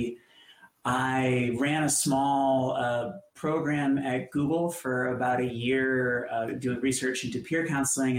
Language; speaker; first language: English; native; English